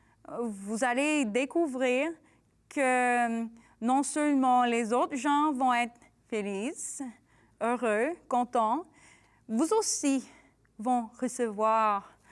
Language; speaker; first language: French; non-native, learner; English